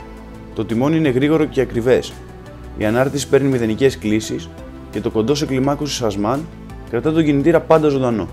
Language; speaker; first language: Greek; native; Greek